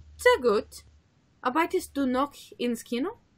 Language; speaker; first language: German; non-native, learner; English